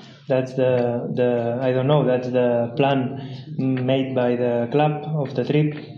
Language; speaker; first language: English; non-native, fluent; Spanish